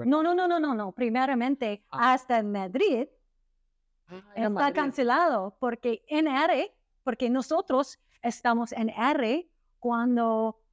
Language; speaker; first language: Spanish; non-native, learner; English